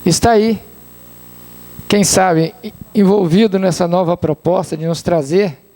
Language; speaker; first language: Portuguese; native; Portuguese